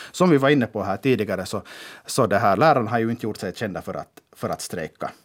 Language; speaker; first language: Swedish; native; Swedish